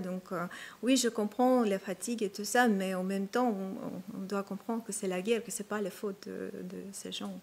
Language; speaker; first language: French; non-native, fluent; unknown